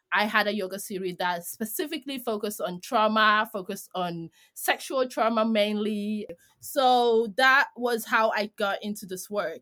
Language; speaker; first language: English; non-native, fluent; Greek